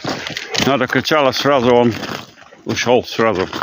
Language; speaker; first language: Russian; non-native, learner; English